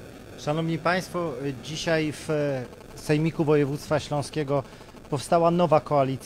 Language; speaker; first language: Polish; native; Polish